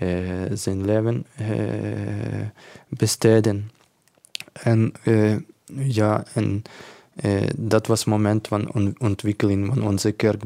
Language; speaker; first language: Dutch; non-native, learner; Ukrainian